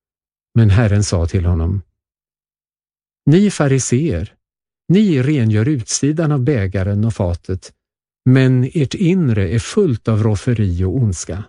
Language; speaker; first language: Swedish; native; Swedish